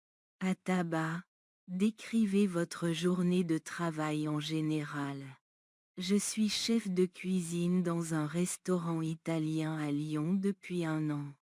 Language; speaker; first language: French; non-native, learner; Bangla